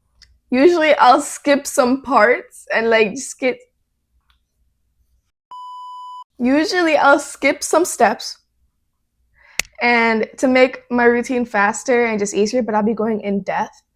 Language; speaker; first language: English; native; English